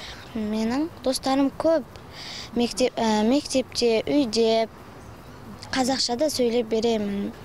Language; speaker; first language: Kazakh; non-native, local second language; Uzbek